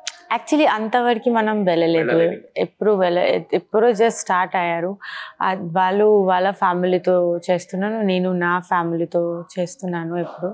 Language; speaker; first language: Telugu; non-native, learner; Bangla